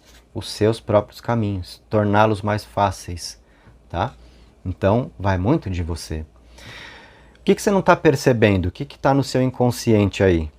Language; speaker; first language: Portuguese; native; Portuguese